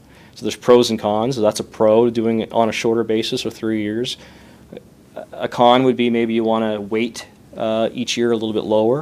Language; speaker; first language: English; native; English